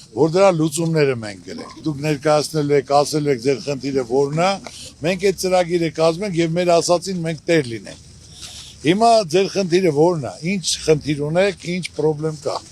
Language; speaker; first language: Armenian; native; Armenian